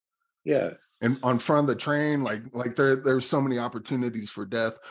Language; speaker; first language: English; native; English